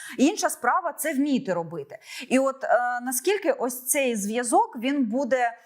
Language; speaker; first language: Ukrainian; native; Ukrainian